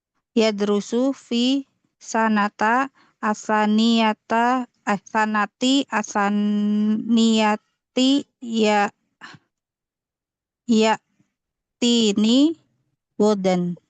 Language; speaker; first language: Arabic; non-native, learner; Indonesian